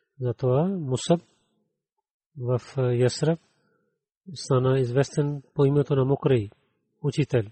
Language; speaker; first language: Bulgarian; non-native, learner; Urdu